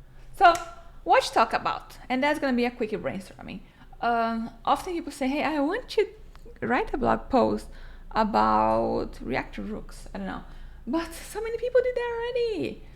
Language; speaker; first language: English; non-native, fluent; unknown